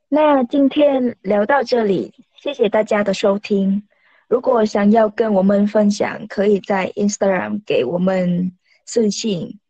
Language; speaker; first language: Chinese; non-native, fluent; Vietnamese